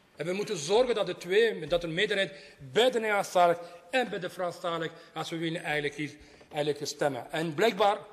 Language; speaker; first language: Dutch; non-native, local second language; French